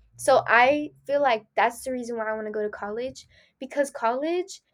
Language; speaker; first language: English; early bilingual, other home language; Spanish